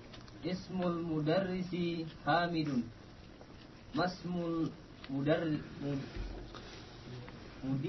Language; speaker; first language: Arabic; non-native, learner; Indonesian